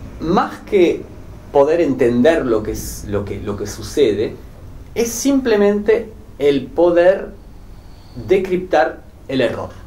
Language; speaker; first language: Spanish; native; Spanish